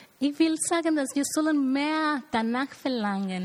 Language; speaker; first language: German; non-native, learner; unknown